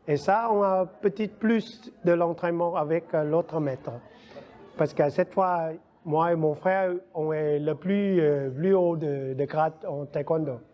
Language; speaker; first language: French; non-native, learner; Vietnamese